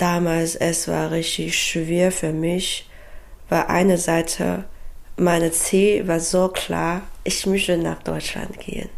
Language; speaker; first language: German; non-native, learner; Chinese